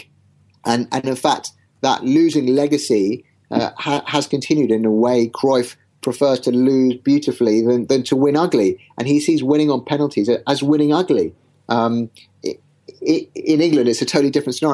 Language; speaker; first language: English; native; English